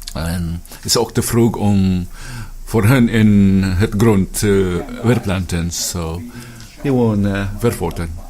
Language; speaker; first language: Dutch; non-native, fluent; Filipino